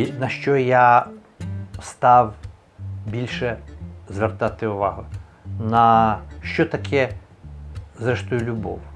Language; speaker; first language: Ukrainian; native; Ukrainian